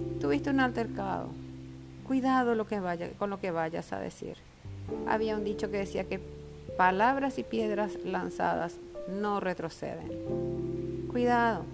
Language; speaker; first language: Spanish; native; Spanish